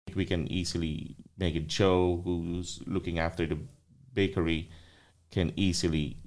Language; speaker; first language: English; non-native, local second language; Filipino